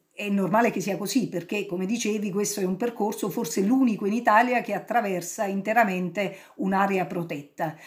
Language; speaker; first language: Italian; native; Italian